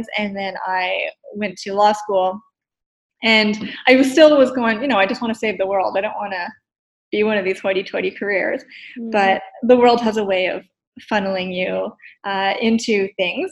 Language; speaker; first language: English; native; English